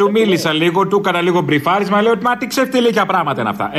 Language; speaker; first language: Greek; native; Greek